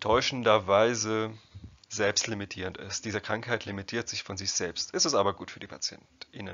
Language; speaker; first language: German; non-native, fluent; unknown